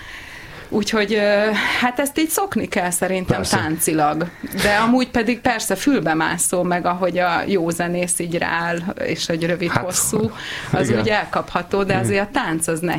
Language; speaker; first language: Hungarian; native; Hungarian